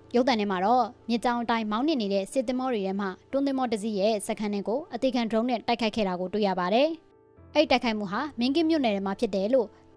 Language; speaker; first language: Burmese; native; Burmese